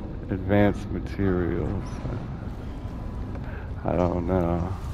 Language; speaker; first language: English; native; English